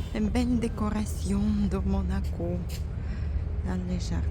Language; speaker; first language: French; non-native, fluent; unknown